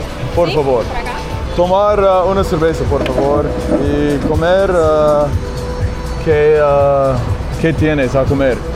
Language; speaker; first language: Spanish; non-native, learner; English